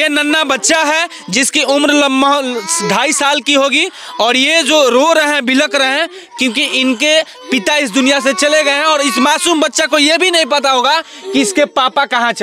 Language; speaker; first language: Hindi; native; Hindi